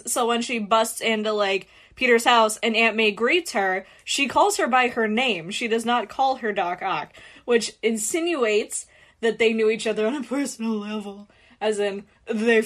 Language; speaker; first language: English; native; English